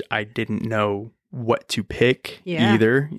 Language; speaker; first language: English; native; English